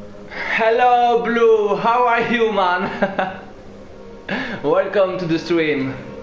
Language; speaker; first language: English; non-native, learner; French